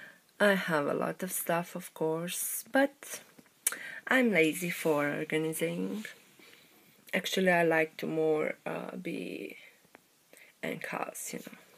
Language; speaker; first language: English; non-native, learner; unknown